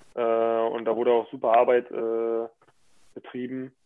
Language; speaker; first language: German; native; German